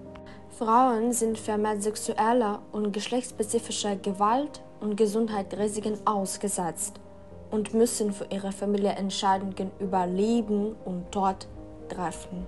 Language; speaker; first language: German; non-native, learner; Ukrainian